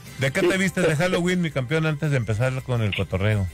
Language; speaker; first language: Spanish; native; Spanish